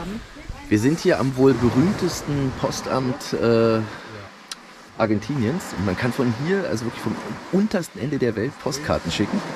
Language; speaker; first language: German; native; German